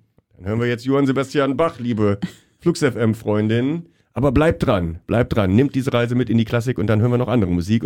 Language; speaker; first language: German; native; German